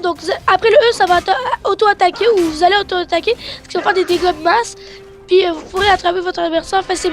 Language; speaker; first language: French; native; French